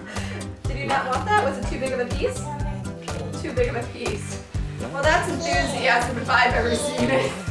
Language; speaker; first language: English; native; English